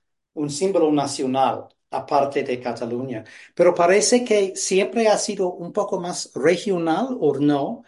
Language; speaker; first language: Spanish; non-native, fluent; English